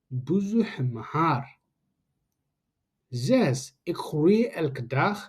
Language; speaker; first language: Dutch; non-native, learner; Tigrinya